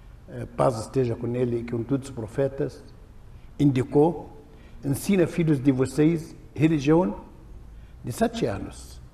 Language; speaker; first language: Portuguese; non-native, learner; Arabic